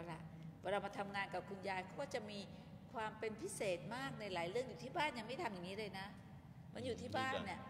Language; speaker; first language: Thai; native; Thai